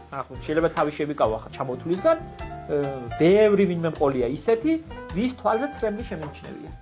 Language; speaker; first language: Georgian; native; Georgian